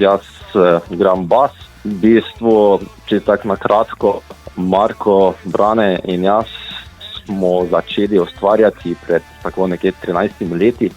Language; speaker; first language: Slovenian; native; Slovenian